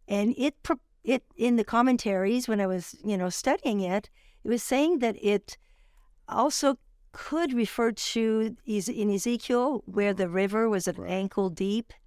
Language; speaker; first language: English; non-native, fluent; French